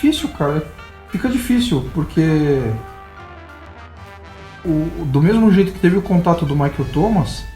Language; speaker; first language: Portuguese; native; Portuguese